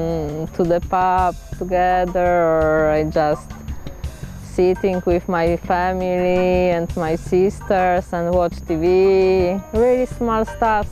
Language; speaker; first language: English; non-native, learner; Polish